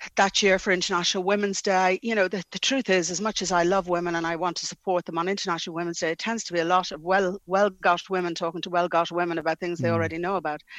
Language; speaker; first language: English; native; English